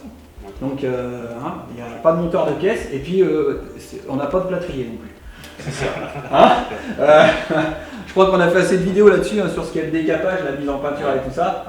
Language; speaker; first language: French; native; French